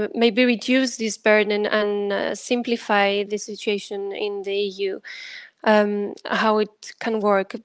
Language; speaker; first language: English; non-native, fluent; Greek